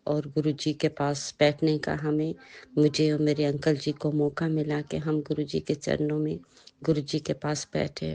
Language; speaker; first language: Hindi; native; Hindi